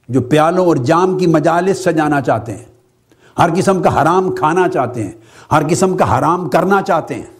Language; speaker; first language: Urdu; native; Urdu